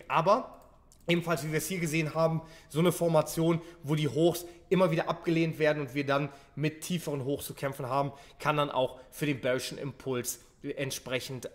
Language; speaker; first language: German; native; German